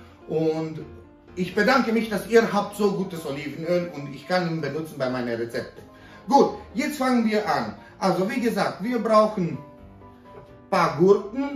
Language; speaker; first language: German; non-native, fluent; Romanian